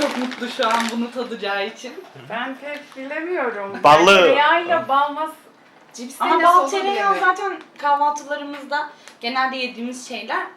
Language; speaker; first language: Turkish; native; Turkish